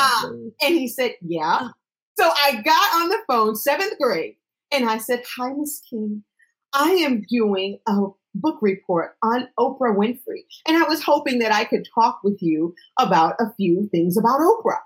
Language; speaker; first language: English; native; English